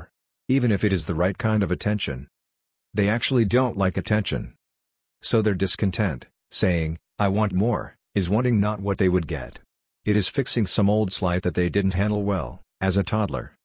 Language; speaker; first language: English; non-native, fluent; Hungarian